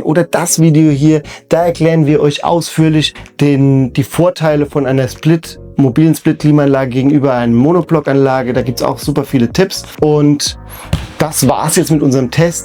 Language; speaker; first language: German; native; German